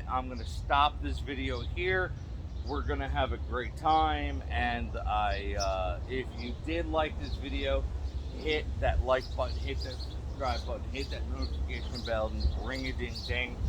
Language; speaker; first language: English; native; English